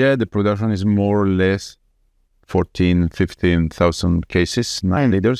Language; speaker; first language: English; non-native, fluent; Spanish